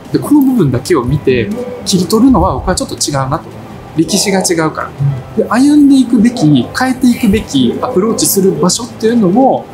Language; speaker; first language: Japanese; early bilingual, other home language; Russian